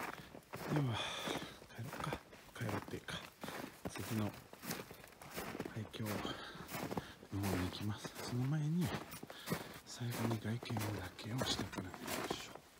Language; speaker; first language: Japanese; non-native, fluent; French